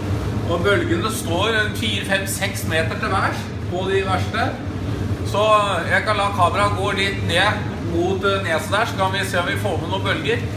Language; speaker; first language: Norwegian; native; Norwegian